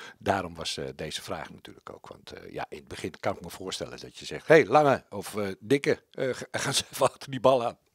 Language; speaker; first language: Dutch; native; Dutch